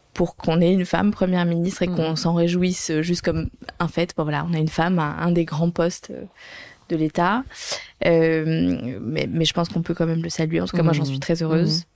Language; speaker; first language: French; native; French